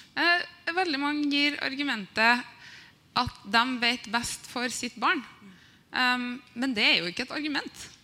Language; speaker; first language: Norwegian; native; Norwegian